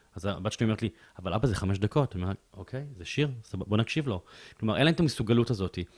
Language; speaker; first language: Hebrew; native; Hebrew